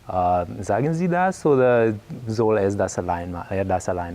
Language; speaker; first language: German; non-native, learner; Slovenian